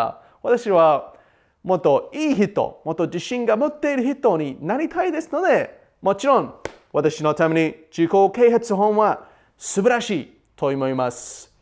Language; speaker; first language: Japanese; non-native, learner; English